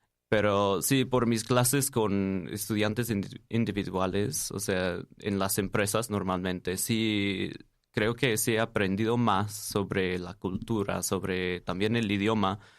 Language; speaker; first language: Spanish; non-native, fluent; English